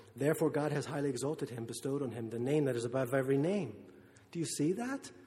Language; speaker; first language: English; native; English